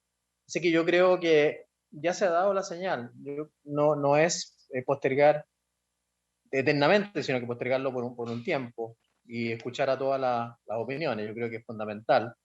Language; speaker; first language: Spanish; native; Spanish